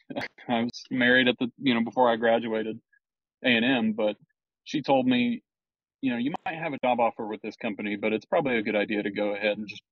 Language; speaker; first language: English; native; English